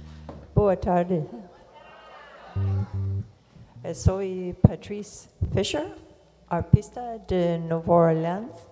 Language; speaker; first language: Portuguese; non-native, learner; English